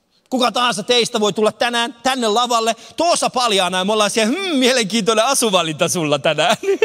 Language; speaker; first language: Finnish; non-native, fluent; Persian